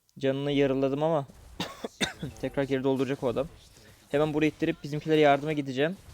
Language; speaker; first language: Turkish; native; Turkish